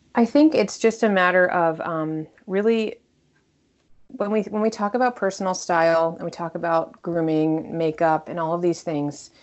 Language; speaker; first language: English; native; English